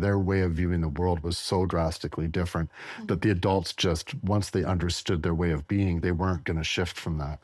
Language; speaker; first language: English; native; English